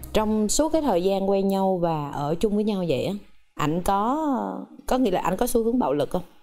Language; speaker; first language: Vietnamese; native; Vietnamese